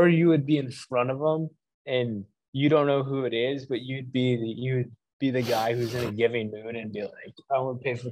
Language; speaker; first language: English; native; English